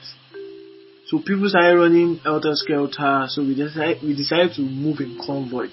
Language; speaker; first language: English; non-native, local second language; Yoruba